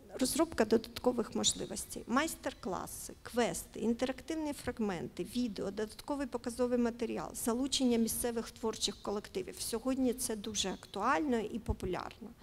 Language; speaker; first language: Ukrainian; native; Ukrainian